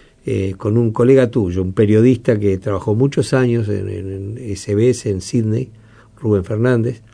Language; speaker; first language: Spanish; native; Spanish